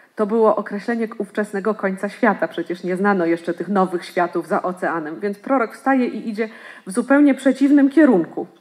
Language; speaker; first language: Polish; native; Polish